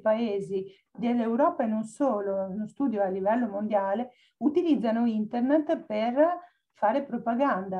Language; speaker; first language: Italian; native; Italian